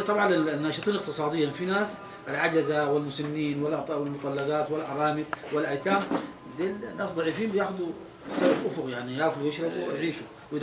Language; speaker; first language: Arabic; native; Arabic